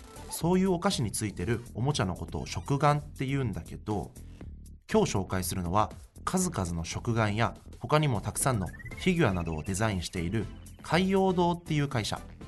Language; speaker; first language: Japanese; native; Japanese